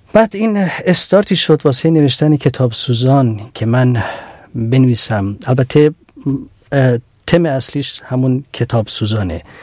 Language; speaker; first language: Persian; non-native, local second language; Central Kurdish